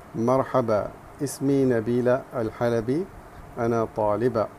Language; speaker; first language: Arabic; non-native, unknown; Urdu